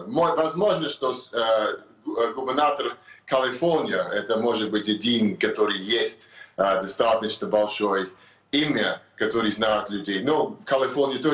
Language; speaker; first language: Russian; non-native, fluent; English